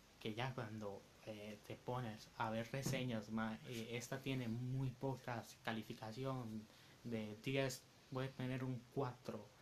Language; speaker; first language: Spanish; native; Spanish